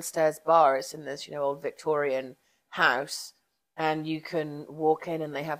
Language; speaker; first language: English; native; English